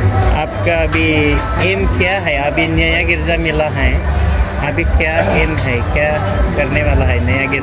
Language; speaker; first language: Hindi; non-native, local second language; Bodo